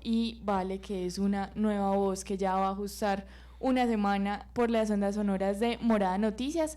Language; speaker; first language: Spanish; native; Spanish